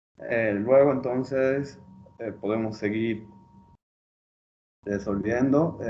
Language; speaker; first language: Spanish; native; Spanish